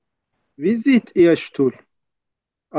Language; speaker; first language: German; non-native, learner; Turkish